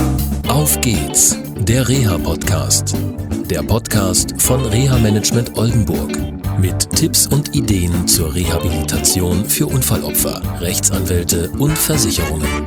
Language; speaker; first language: German; native; German